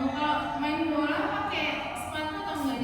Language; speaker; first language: Indonesian; native; Indonesian